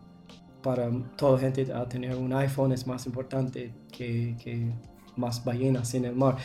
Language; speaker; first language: Spanish; non-native, learner; English